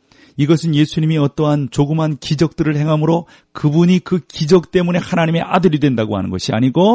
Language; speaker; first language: Korean; native; Korean